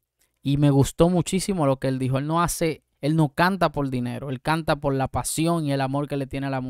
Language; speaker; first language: Spanish; native; Spanish